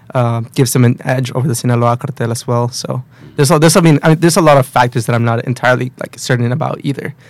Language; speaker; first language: English; early bilingual, other home language; Spanish